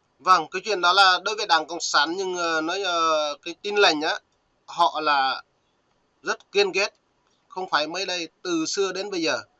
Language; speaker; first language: Vietnamese; non-native, local second language; Jarai